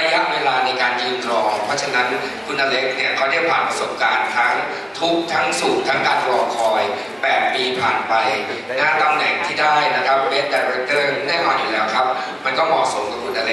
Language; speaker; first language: Thai; native; Thai